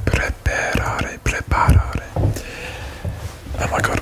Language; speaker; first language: Italian; non-native, learner; English